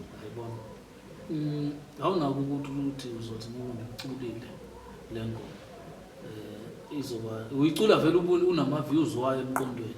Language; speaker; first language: Zulu; native; Zulu